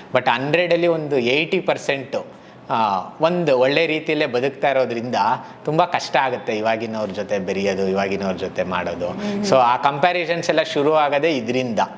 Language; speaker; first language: Kannada; native; Kannada